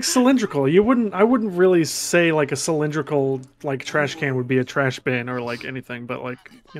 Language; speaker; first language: English; native; English